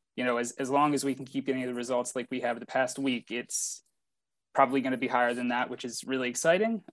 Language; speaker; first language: English; native; English